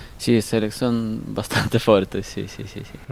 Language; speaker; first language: Spanish; non-native, learner; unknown